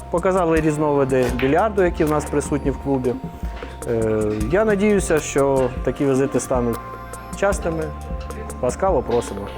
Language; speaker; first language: Ukrainian; native; Ukrainian